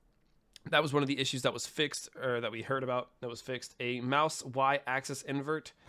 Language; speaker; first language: English; native; English